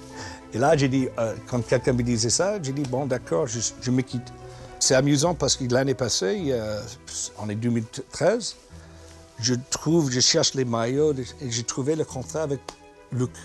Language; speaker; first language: French; non-native, fluent; English